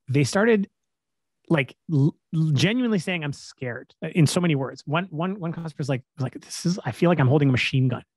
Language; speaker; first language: English; native; English